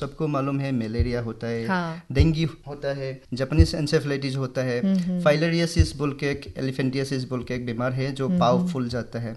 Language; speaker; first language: Hindi; non-native, local second language; Assamese